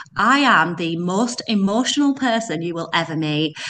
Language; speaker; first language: English; native; English